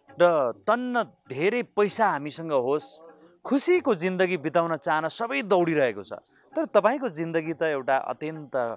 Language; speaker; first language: Nepali; native; Nepali